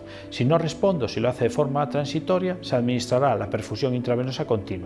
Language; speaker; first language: Spanish; native; Spanish